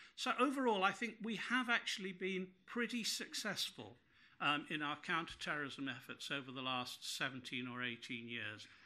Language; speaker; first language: English; native; English